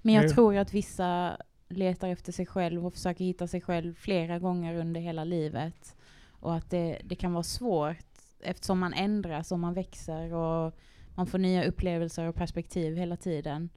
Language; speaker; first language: Swedish; native; Swedish